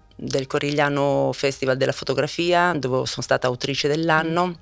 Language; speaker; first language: Italian; native; Italian